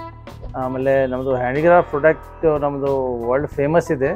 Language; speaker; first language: Kannada; non-native, local second language; Gujarati